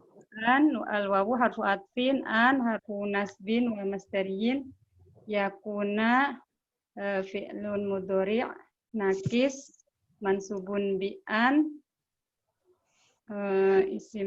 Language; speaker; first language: Arabic; non-native, learner; Indonesian